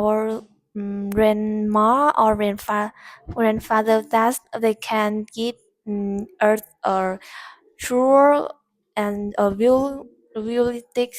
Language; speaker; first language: English; non-native, learner; Vietnamese